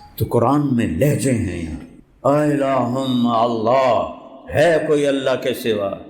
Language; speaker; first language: Urdu; non-native, local second language; Punjabi